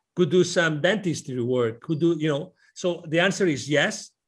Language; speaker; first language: English; non-native, fluent; Spanish